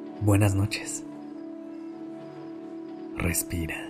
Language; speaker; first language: Spanish; native; Spanish